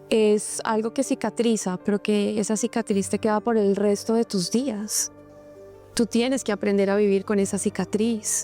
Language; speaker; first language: Spanish; native; Spanish